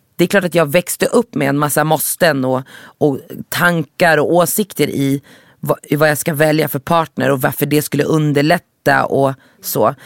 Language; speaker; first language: Swedish; early bilingual, other home language; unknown